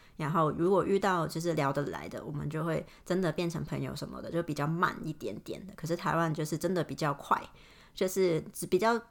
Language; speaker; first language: Chinese; non-native, local second language; Cantonese